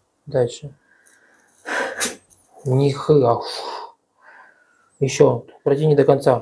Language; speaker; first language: Russian; native; Russian